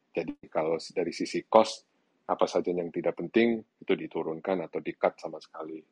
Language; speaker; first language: Indonesian; early bilingual, other home language; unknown